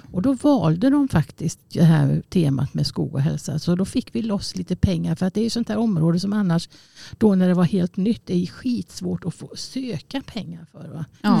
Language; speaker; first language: Swedish; native; Swedish